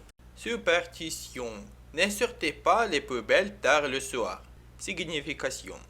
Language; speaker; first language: French; non-native, learner; Ukrainian